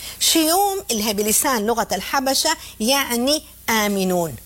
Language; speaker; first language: Arabic; native; Arabic